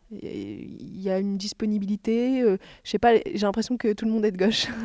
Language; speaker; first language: French; native; French